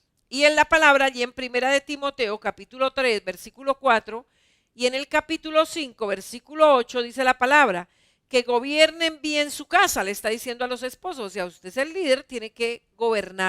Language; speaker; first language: Spanish; native; Spanish